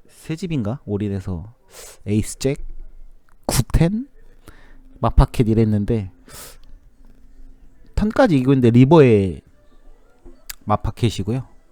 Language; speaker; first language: Korean; native; Korean